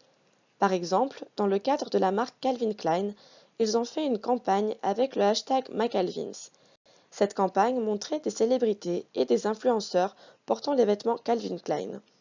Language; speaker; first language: French; native; French